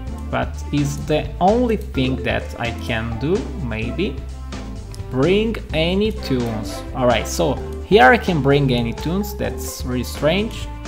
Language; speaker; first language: English; non-native, fluent; Italian